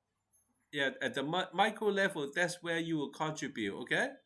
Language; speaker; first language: English; non-native, fluent; Chinese